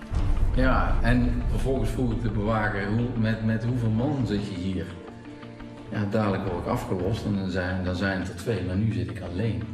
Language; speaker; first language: Dutch; native; Dutch